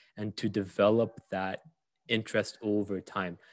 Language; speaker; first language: English; early bilingual, other home language; Arabic